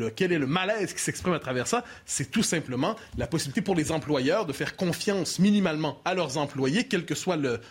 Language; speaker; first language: French; native; French